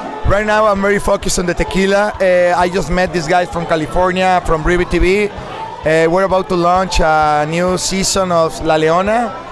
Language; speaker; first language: English; non-native, fluent; Spanish